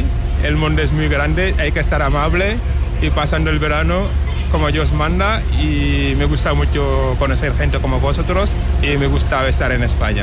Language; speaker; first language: Spanish; non-native, learner; Wolof